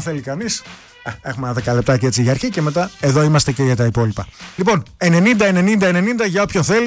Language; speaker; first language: Greek; native; Greek